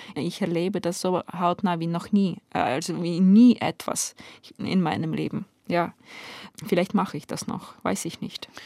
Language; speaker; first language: German; non-native, fluent; Ukrainian